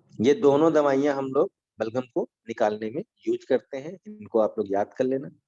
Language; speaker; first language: Hindi; native; Hindi